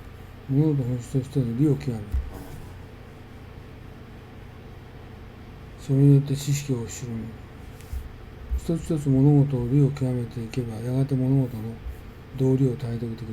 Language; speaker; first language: Japanese; native; Japanese